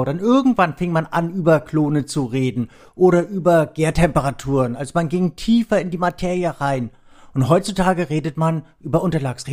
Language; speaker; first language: German; native; German